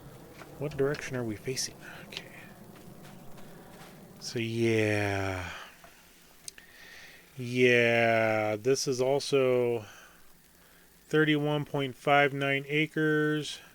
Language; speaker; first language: English; native; English